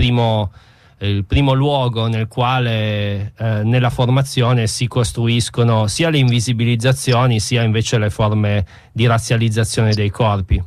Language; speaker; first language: Italian; native; Italian